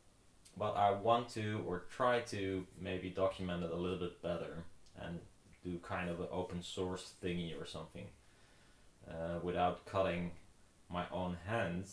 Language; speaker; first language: English; non-native, fluent; Dutch